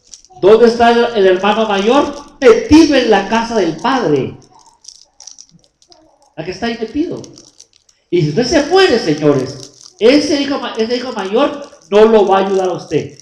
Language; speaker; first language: Spanish; native; Spanish